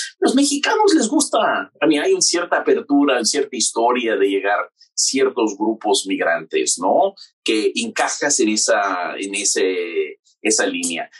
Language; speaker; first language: Spanish; non-native, fluent; English